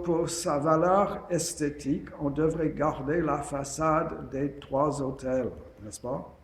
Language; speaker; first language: French; non-native, fluent; English